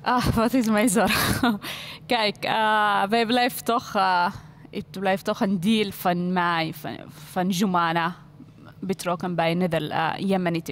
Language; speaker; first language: Dutch; non-native, learner; Arabic